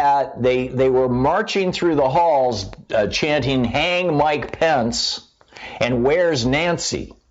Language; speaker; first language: English; native; English